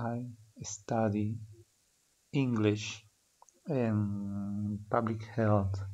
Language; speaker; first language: English; non-native, learner; Spanish